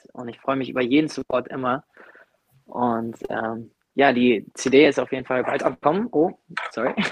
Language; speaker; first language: German; native; German